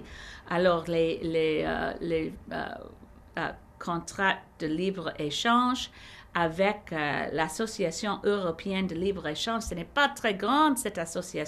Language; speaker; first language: French; non-native, learner; English